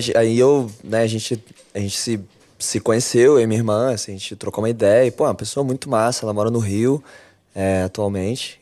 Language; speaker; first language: Portuguese; early bilingual, other home language; French